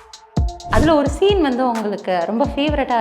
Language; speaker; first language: Tamil; native; Tamil